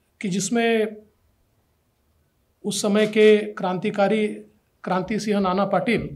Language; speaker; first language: Hindi; non-native, local second language; Marathi